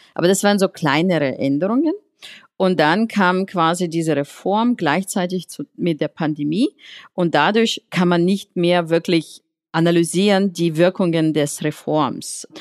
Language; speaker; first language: German; non-native, fluent; Russian